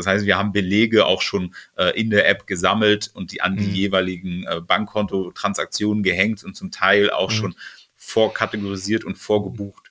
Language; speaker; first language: German; native; German